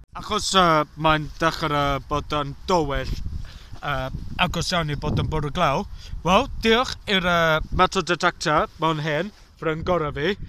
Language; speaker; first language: Welsh; non-native, learner; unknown